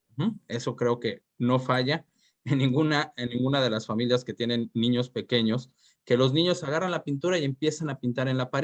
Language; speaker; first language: Spanish; native; Spanish